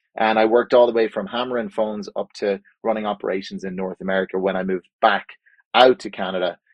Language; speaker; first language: English; native; English